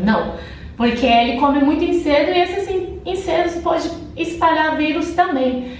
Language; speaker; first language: Portuguese; non-native, fluent; Chinese